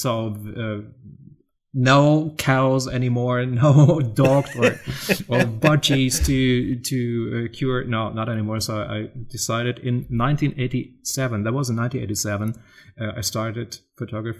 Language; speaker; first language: English; non-native, fluent; German